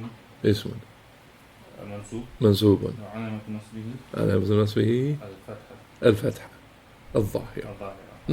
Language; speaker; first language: Arabic; non-native, fluent; English